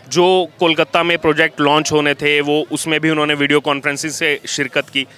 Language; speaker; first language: Hindi; native; Hindi